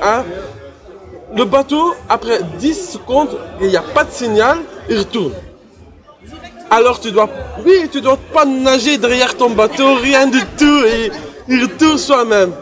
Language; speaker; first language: French; non-native, learner; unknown